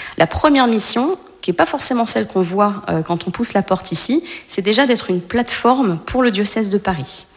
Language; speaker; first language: French; native; French